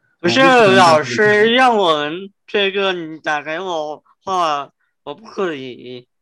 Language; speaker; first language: Chinese; non-native, learner; English